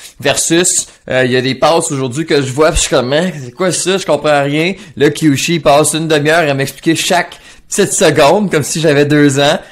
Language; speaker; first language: French; native; French